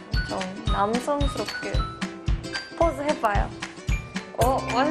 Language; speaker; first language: Korean; non-native, fluent; Japanese